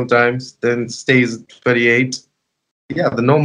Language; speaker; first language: English; non-native, local second language; Sinhala